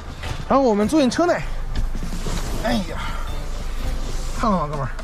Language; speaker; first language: Chinese; native; Chinese